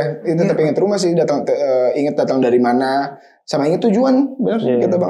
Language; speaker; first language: Indonesian; native; Indonesian